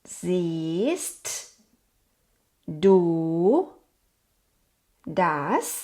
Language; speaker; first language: German; non-native, fluent; Thai